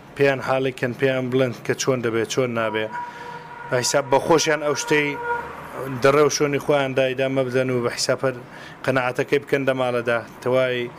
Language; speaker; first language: Central Kurdish; native; Central Kurdish